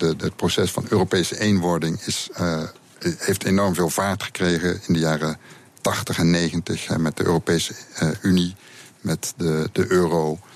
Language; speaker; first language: Dutch; native; Dutch